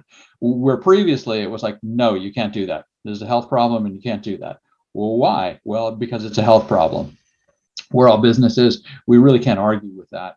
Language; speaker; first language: English; native; English